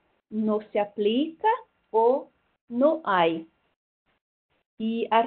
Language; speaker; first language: Spanish; non-native, fluent; Portuguese